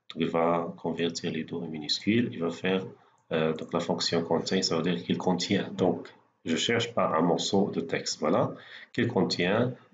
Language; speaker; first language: French; non-native, local second language; Arabic